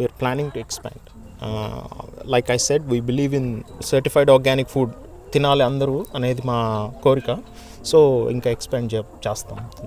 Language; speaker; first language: Telugu; native; Telugu